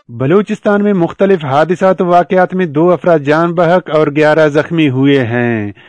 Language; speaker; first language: Urdu; non-native, local second language; Baluchi